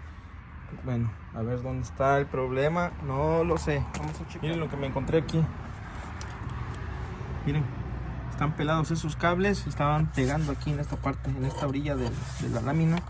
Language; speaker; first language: Spanish; native; Spanish